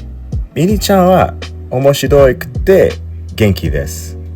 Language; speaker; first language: Japanese; non-native, learner; English